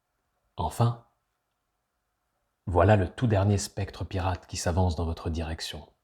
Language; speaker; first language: French; native; French